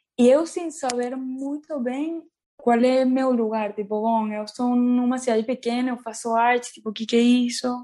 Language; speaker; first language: Portuguese; non-native, learner; Spanish